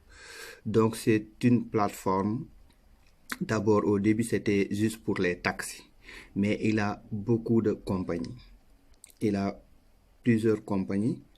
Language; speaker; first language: French; non-native, local second language; Wolof